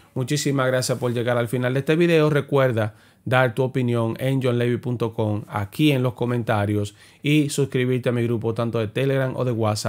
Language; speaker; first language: Spanish; native; Spanish